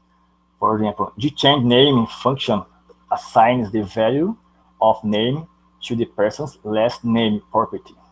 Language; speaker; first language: English; non-native, learner; Portuguese